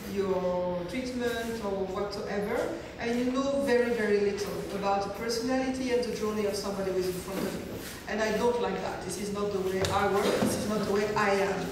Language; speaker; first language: English; non-native, fluent; French